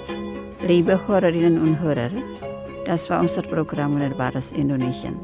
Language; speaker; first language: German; non-native, fluent; Indonesian